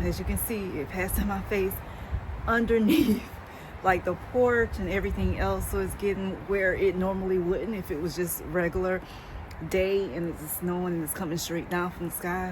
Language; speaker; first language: English; native; English